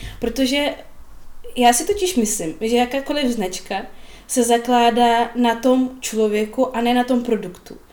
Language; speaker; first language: Czech; non-native, fluent; Russian